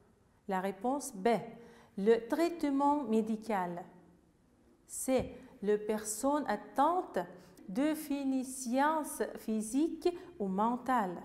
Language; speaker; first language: French; non-native, fluent; Uzbek